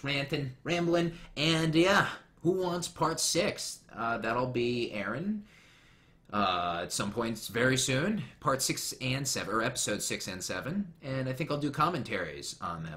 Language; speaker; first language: English; native; English